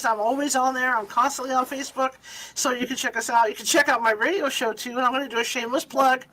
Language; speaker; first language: English; native; English